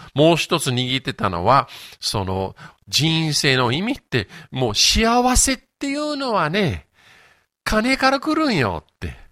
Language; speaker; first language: Japanese; non-native, fluent; English